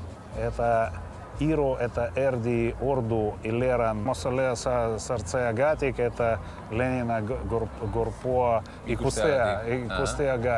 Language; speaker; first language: Basque; non-native, learner; Russian